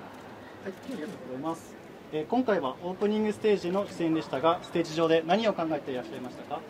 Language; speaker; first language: Japanese; native; Japanese